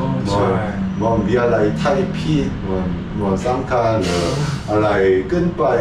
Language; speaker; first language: Thai; non-native, learner; Korean